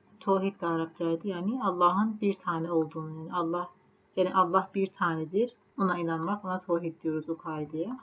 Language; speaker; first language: Turkish; non-native, fluent; Persian